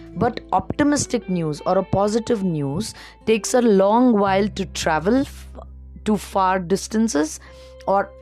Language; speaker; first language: English; non-native, local second language; Marathi